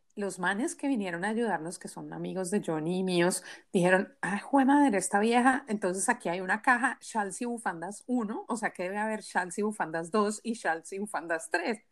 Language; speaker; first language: Spanish; native; Spanish